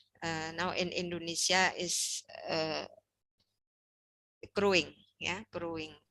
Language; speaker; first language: English; non-native, learner; Indonesian